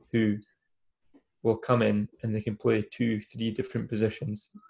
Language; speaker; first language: English; native; English